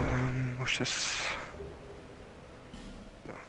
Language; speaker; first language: German; native; German